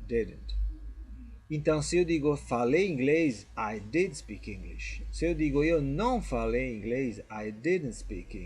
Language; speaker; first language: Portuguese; non-native, fluent; Italian